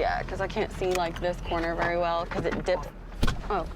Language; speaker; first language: English; native; English